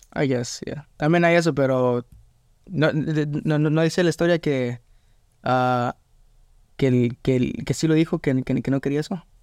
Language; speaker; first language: Spanish; early bilingual, heritage; Spanish